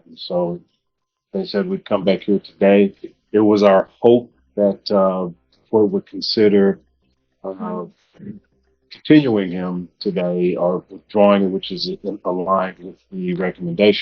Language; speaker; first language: English; native; English